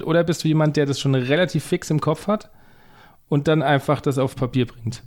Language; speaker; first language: German; native; German